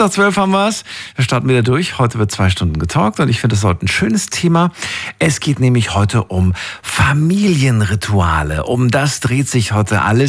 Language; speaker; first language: German; native; German